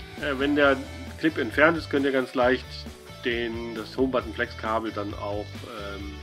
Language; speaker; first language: German; native; German